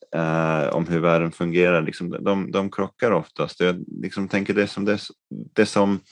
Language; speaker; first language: Swedish; non-native, fluent; English